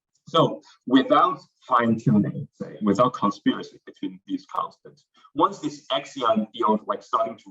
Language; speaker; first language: English; non-native, fluent; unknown